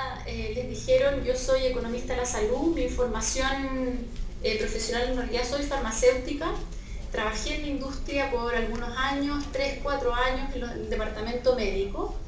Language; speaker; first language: Spanish; native; Spanish